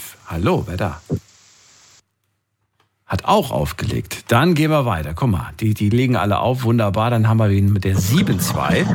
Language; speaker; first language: German; native; German